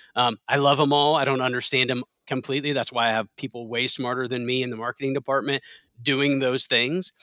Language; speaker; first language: English; native; English